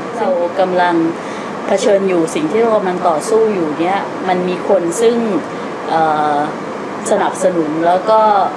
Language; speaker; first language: Thai; native; Thai